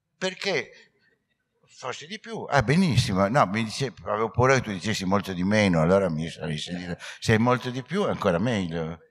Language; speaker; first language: Italian; native; Italian